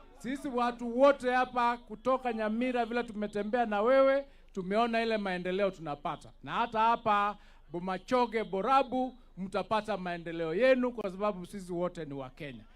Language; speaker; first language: Swahili; non-native, local second language; Gusii